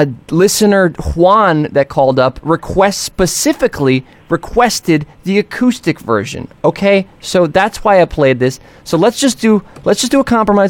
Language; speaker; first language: English; native; English